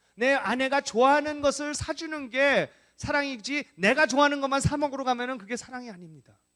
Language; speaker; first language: Korean; non-native, fluent; English